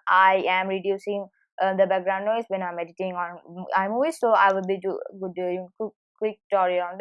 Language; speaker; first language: English; non-native, fluent; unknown